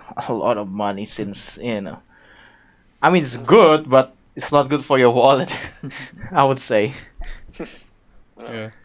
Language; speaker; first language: English; non-native, fluent; Indonesian